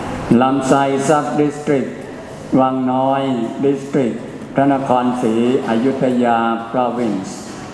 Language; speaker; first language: English; non-native, learner; Thai